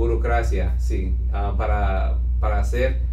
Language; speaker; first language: Spanish; non-native, fluent; English